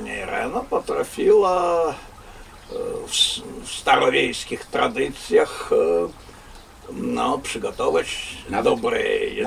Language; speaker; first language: Polish; non-native, fluent; Russian